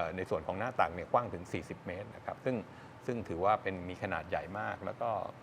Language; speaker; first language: Thai; native; Thai